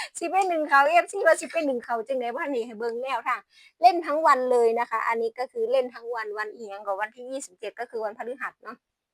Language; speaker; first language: Thai; non-native, local second language; Lao